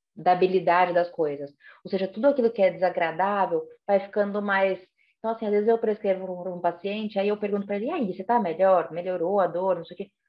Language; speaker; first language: Portuguese; native; Portuguese